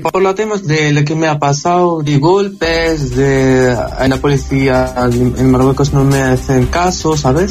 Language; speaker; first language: Spanish; non-native, learner; Arabic